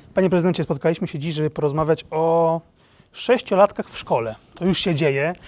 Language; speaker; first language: Polish; native; Polish